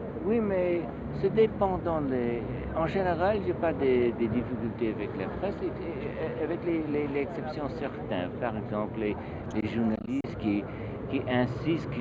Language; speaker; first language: French; non-native, learner; English